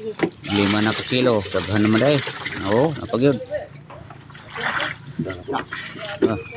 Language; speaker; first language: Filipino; non-native, local second language; Cebuano